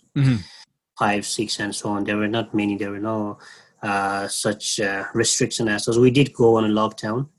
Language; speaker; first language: English; non-native, local second language; Nepali